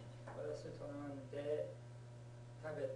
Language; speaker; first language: Japanese; non-native, learner; English